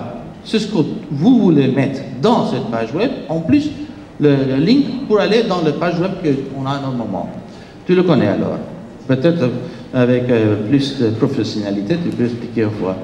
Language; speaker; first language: French; non-native, fluent; Spanish